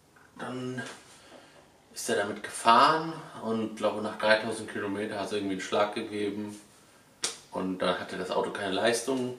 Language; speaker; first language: German; native; German